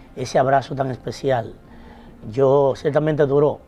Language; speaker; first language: Spanish; native; Spanish